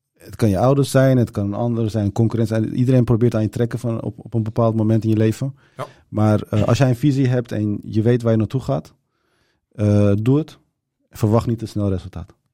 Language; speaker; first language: Dutch; early bilingual, other home language; Turkish